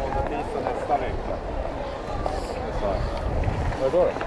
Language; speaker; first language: Swedish; native; Swedish